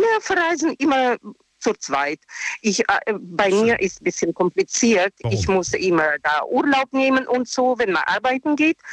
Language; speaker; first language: German; non-native, learner; Russian